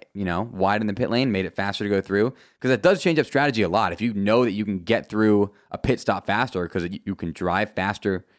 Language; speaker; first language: English; native; English